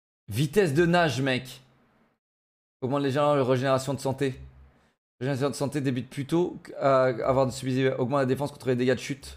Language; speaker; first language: French; native; French